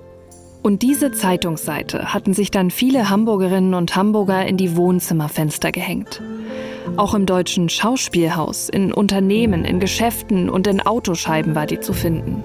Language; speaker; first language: German; native; German